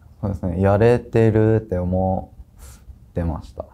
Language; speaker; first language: Japanese; native; Japanese